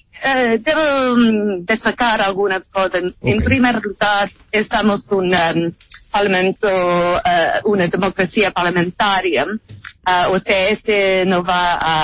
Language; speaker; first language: Spanish; non-native, fluent; English